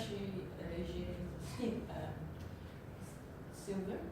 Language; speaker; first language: French; non-native, learner; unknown